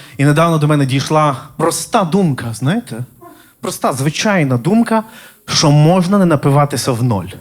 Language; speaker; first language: Ukrainian; native; Ukrainian